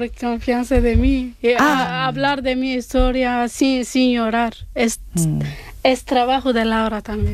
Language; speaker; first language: Spanish; non-native, learner; Arabic